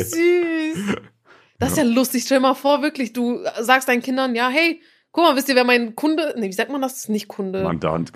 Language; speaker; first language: German; native; German